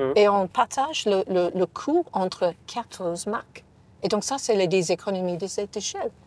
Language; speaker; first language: French; non-native, fluent; English